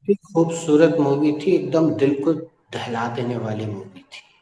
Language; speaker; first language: Hindi; native; Hindi